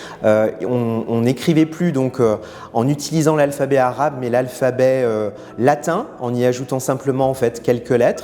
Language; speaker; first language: French; native; French